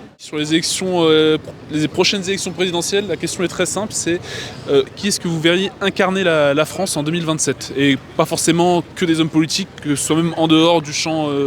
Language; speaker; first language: French; native; French